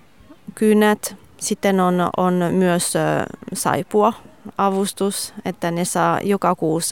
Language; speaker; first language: Finnish; non-native, fluent; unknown